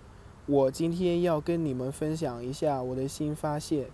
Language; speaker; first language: Chinese; non-native, learner; English